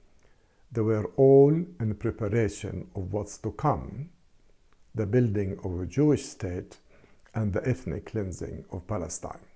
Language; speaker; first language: English; non-native, fluent; Arabic